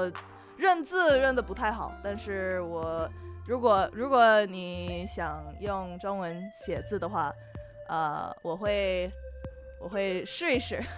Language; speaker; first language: Chinese; early bilingual, heritage; Chinese